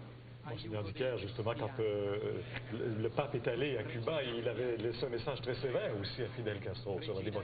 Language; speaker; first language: French; native; French